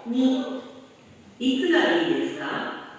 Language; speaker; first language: Japanese; non-native, learner; Indonesian